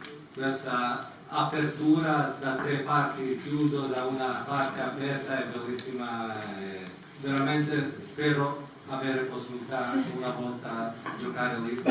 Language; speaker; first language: Italian; non-native, fluent; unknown